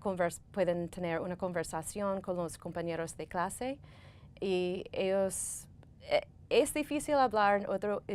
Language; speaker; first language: Spanish; non-native, fluent; English